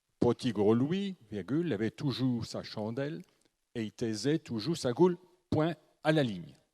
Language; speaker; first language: French; native; French